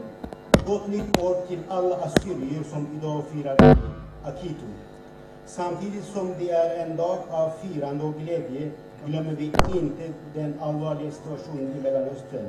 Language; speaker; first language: Swedish; early bilingual, other home language; Assyrian Neo-Aramaic